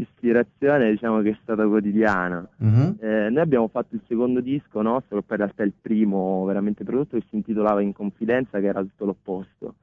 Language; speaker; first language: Italian; native; Italian